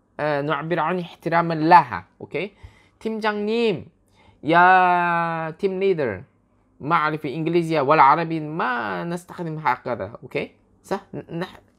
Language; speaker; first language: Arabic; non-native, fluent; Korean